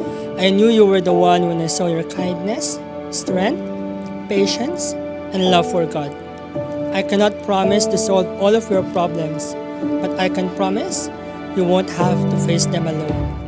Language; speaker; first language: English; non-native, fluent; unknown